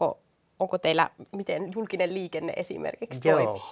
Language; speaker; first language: Finnish; native; Finnish